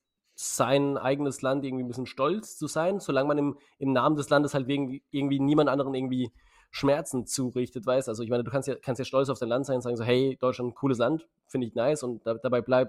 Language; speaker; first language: German; native; German